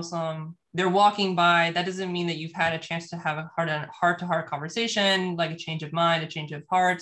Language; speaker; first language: English; native; English